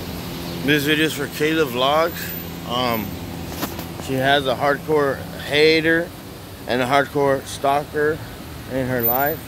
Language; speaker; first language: English; native; English